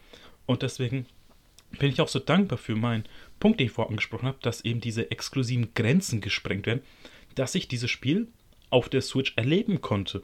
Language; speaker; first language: German; native; German